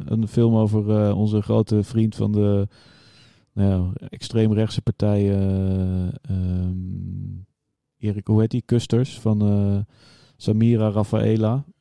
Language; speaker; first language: Dutch; native; Dutch